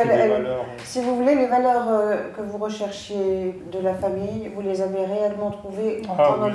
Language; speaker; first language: French; native; French